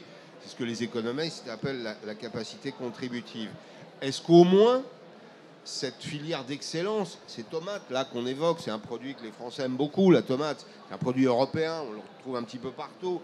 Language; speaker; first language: French; native; French